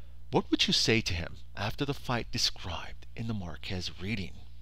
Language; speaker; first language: English; early bilingual, other home language; Spanish